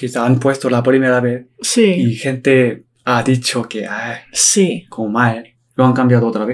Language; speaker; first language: Spanish; non-native, learner; Korean